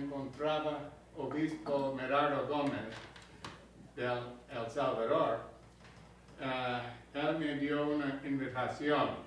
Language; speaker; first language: Spanish; non-native, learner; English